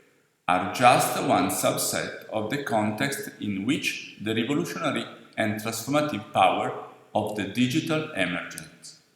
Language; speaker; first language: English; non-native, fluent; Italian